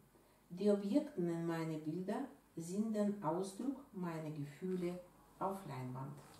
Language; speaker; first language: German; non-native, learner; Russian